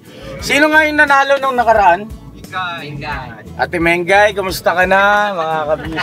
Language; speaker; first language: Filipino; native; Filipino